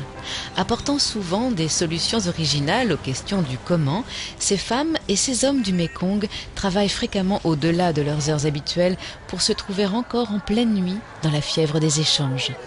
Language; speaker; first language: French; native; French